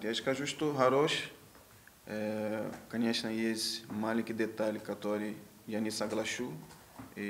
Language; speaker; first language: Russian; non-native, learner; Portuguese